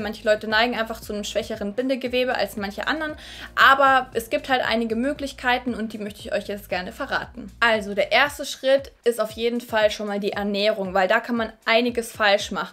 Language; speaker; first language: German; native; German